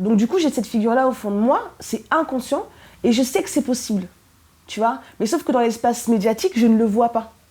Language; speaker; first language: French; early bilingual, other home language; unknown